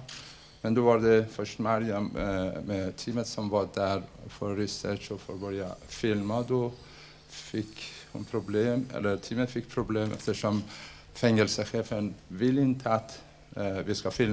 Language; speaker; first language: Swedish; non-native, fluent; Persian